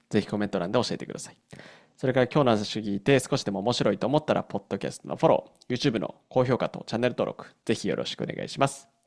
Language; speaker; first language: Japanese; native; Japanese